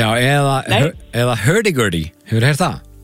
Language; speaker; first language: Icelandic; native; Icelandic